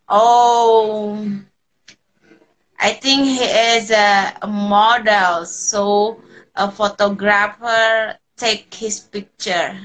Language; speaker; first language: English; non-native, learner; Indonesian